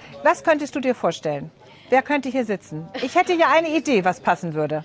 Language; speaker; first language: German; native; German